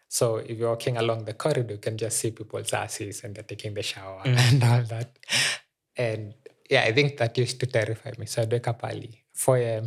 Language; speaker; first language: English; non-native, local second language; Meru